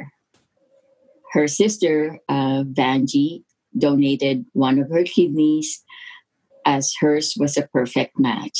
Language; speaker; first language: English; non-native, local second language; Filipino